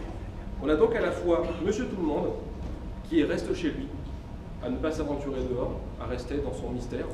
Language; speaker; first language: French; native; French